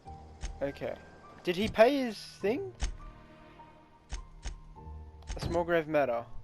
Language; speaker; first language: English; native; English